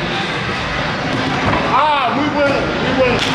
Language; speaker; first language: Spanish; non-native, learner; English